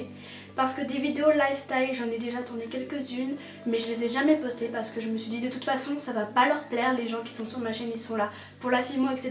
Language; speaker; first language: French; native; French